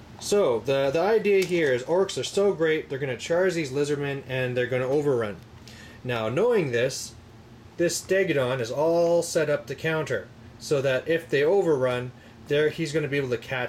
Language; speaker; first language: English; native; English